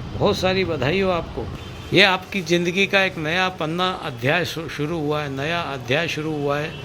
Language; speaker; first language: Hindi; native; Hindi